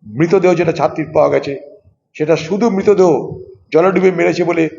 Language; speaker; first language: Bangla; native; Bangla